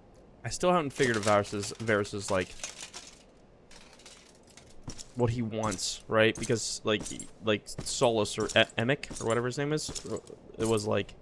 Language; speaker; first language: English; native; English